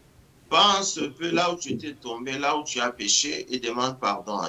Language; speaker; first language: French; non-native, local second language; Lingala